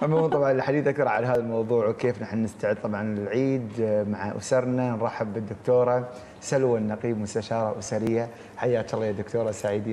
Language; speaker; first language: Arabic; native; Arabic